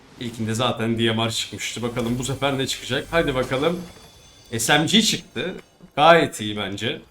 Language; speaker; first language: Turkish; native; Turkish